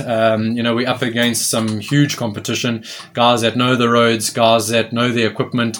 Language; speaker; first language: English; native; English